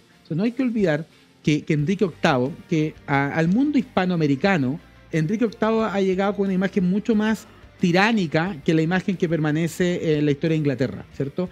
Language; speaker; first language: Spanish; native; Spanish